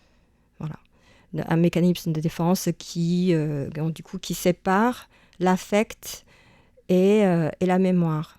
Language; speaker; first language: French; non-native, fluent; Chinese